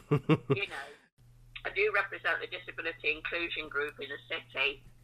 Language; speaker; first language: English; native; English